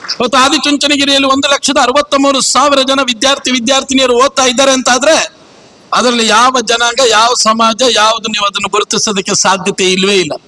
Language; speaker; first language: Kannada; native; Kannada